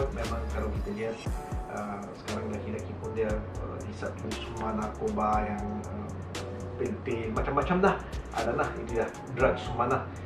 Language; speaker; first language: Indonesian; non-native, learner; Malay